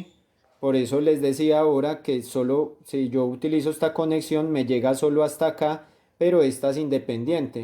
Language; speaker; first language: Spanish; native; Spanish